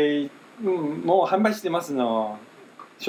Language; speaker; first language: Japanese; non-native, fluent; Chinese